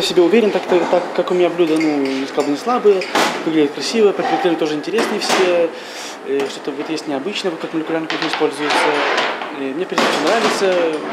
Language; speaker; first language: Russian; native; Russian